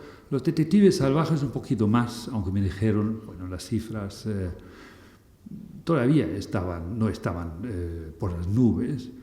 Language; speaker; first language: Spanish; non-native, fluent; German